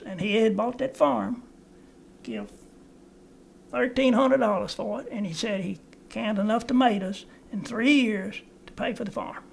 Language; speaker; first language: English; native; English